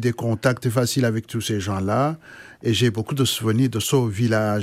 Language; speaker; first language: French; non-native, local second language; Kinyarwanda